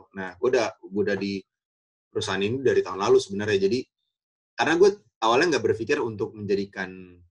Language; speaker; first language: Indonesian; native; Indonesian